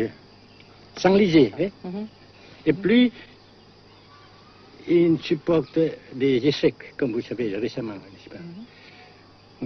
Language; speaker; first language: French; non-native, fluent; Vietnamese